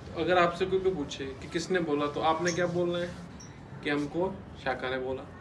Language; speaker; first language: Urdu; non-native, local second language; Punjabi